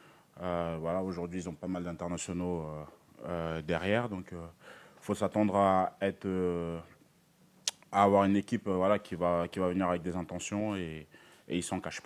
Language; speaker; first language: French; native; French